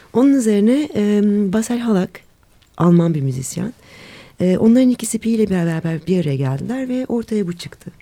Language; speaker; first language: Turkish; native; Turkish